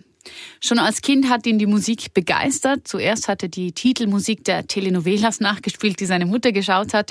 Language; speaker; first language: German; native; German